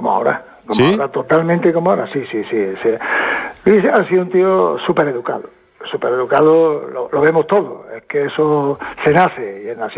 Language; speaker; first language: Spanish; native; Spanish